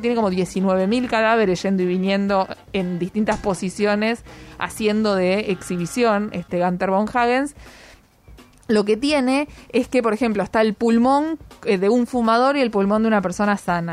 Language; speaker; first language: Spanish; native; Spanish